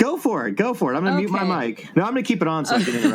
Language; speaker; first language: English; native; English